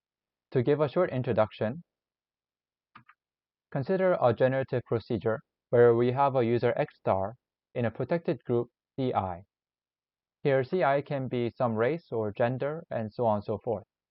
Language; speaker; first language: English; non-native, learner; Korean